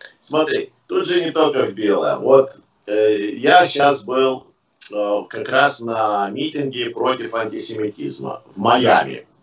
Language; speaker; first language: Russian; native; Russian